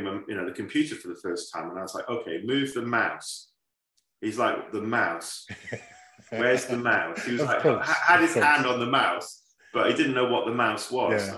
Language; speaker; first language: English; native; English